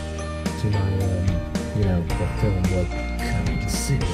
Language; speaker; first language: English; native; English